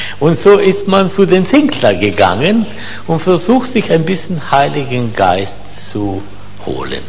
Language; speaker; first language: German; non-native, fluent; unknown